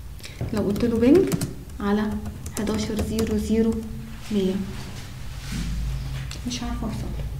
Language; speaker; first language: Arabic; native; Arabic